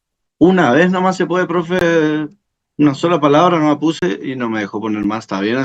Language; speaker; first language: Spanish; native; Spanish